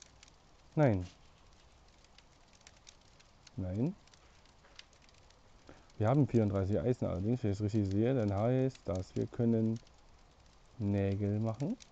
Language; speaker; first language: German; native; German